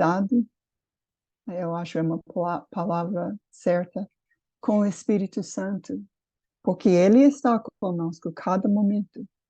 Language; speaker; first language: Portuguese; non-native, fluent; English